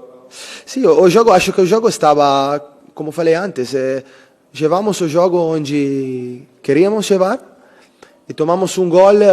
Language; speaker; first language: Portuguese; non-native, fluent; Italian